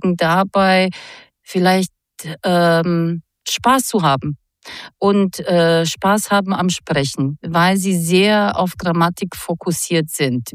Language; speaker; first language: German; non-native, fluent; Croatian